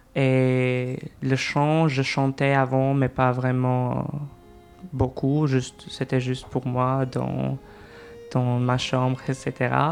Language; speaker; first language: French; non-native, fluent; Albanian